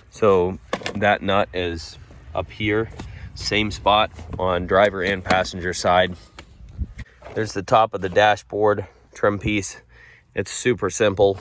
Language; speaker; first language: English; native; English